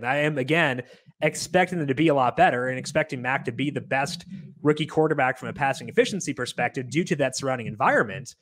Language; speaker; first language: English; native; English